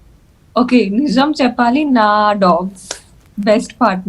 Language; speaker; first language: Telugu; non-native, learner; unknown